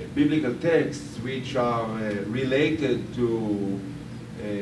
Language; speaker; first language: English; non-native, fluent; Hebrew